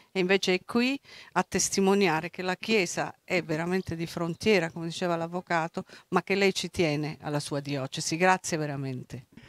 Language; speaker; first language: Italian; native; Italian